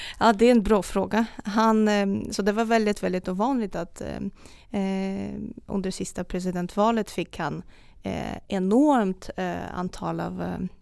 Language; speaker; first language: Swedish; non-native, fluent; Russian